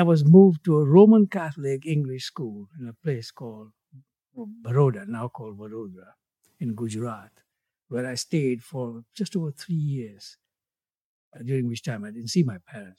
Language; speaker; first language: English; non-native, local second language; Gujarati